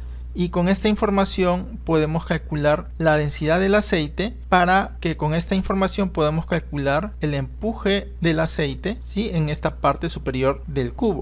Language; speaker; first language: Spanish; native; Spanish